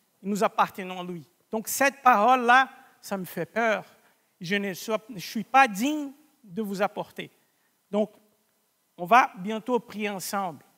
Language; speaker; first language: French; non-native, fluent; Portuguese